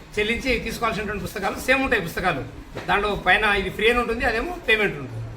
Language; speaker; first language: Telugu; native; Telugu